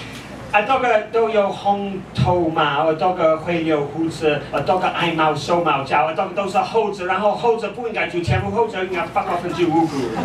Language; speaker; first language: Chinese; non-native, fluent; English